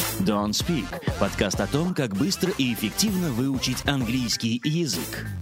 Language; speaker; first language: Russian; native; Russian